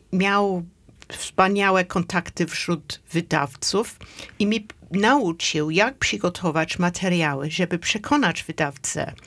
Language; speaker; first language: Polish; non-native, fluent; English